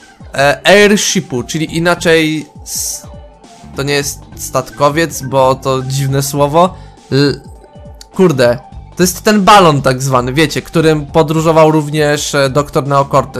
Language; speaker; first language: Polish; native; Polish